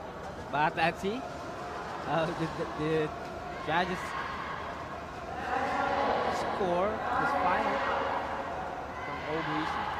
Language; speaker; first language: English; non-native, fluent; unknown